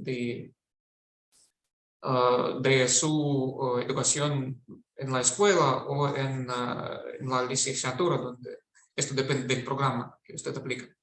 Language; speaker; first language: Spanish; non-native, fluent; Russian